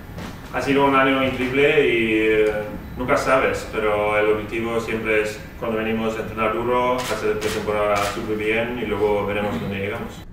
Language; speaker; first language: Spanish; non-native, fluent; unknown